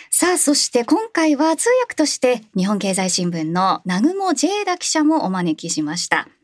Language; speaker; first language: Japanese; native; Japanese